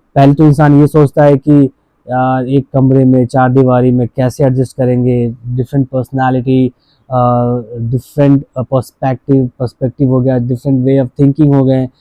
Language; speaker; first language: Hindi; native; Hindi